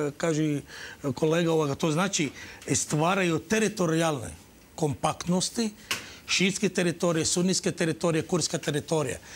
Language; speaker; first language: Croatian; non-native, fluent; Arabic